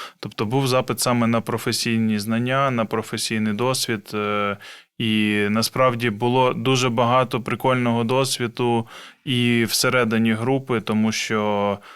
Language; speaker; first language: Ukrainian; non-native, local second language; Russian